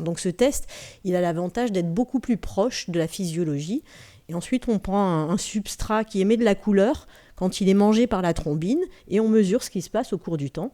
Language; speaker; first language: French; native; French